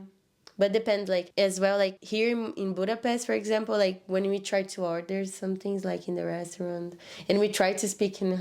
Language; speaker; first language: English; non-native, learner; Portuguese